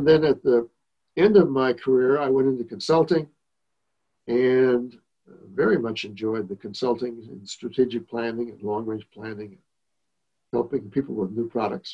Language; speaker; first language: English; native; English